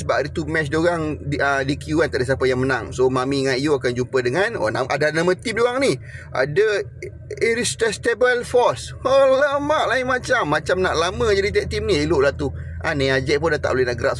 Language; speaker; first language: Malay; native; Malay